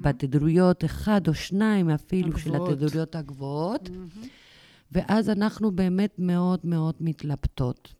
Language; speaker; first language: Hebrew; non-native, fluent; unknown